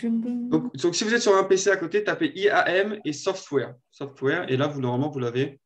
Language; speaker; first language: French; native; French